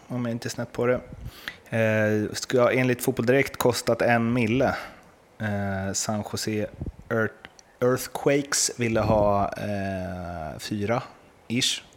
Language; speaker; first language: Swedish; native; Swedish